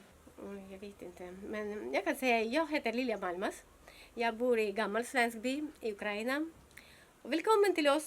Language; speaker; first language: Swedish; non-native, learner; Russian